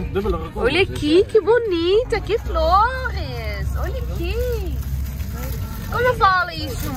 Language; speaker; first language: Portuguese; non-native, learner; Dutch